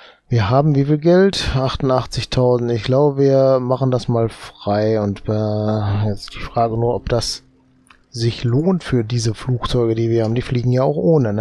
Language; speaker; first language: German; native; German